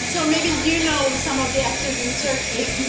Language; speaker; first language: English; non-native, fluent; Turkish